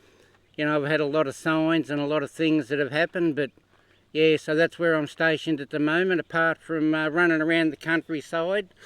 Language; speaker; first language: English; native; English